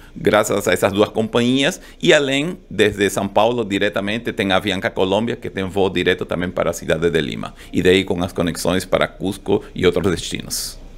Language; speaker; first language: Portuguese; non-native, fluent; Spanish